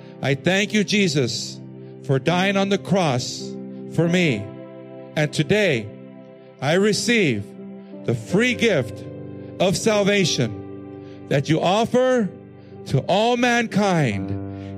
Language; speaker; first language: English; native; English